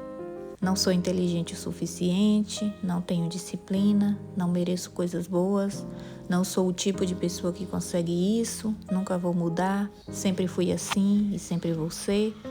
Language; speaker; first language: Portuguese; native; Portuguese